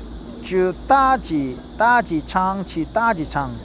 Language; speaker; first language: Chinese; non-native, learner; Korean